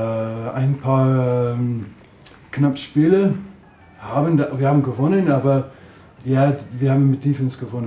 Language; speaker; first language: German; non-native, learner; English